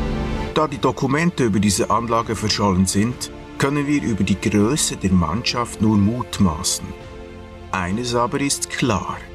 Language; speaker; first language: German; native; German